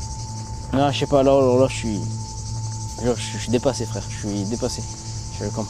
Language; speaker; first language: French; native; French